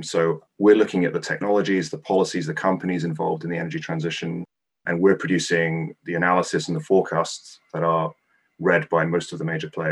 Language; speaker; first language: English; non-native, local second language; Cantonese